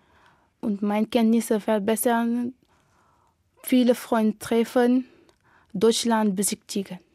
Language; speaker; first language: German; non-native, learner; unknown